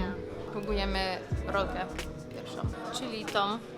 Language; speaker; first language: Polish; early bilingual, heritage; English